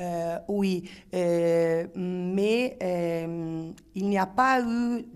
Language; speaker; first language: French; non-native, learner; Italian